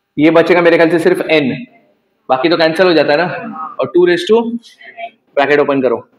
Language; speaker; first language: Hindi; native; Hindi